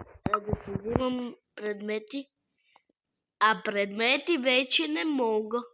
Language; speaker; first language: Bulgarian; native; Bulgarian